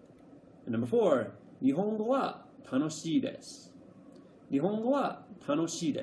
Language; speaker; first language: Japanese; non-native, fluent; English